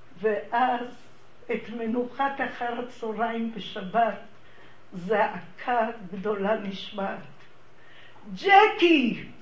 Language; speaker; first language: Hebrew; early bilingual, other home language; Hungarian